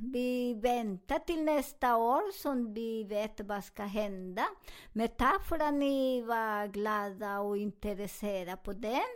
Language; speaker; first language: Swedish; non-native, fluent; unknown